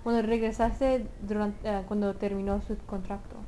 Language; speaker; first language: Spanish; early bilingual, heritage; Spanish